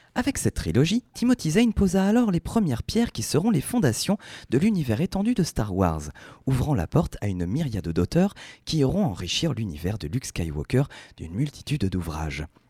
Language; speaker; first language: French; native; French